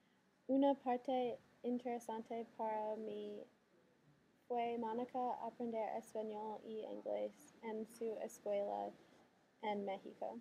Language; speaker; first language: Spanish; non-native, learner; English